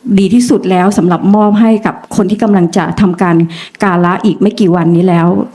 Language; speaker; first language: Thai; native; Thai